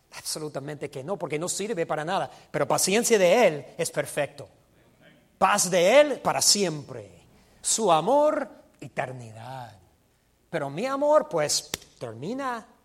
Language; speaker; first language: Spanish; non-native, fluent; English